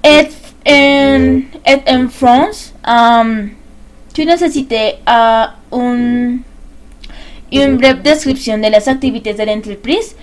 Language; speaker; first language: French; non-native, learner; Spanish